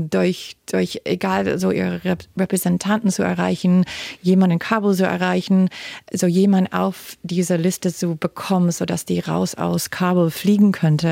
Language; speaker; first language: German; non-native, fluent; English